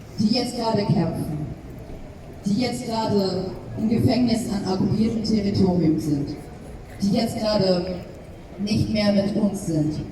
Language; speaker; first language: German; non-native, fluent; Ukrainian